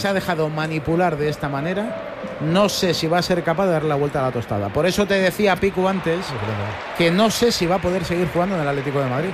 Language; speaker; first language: Spanish; native; Spanish